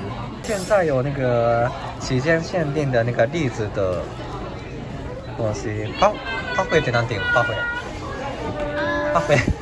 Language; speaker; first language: Chinese; non-native, fluent; Japanese